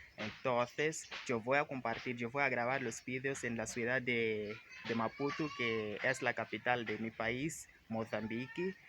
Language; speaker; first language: Spanish; non-native, learner; Portuguese